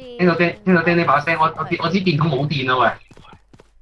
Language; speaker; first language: Chinese; native; Chinese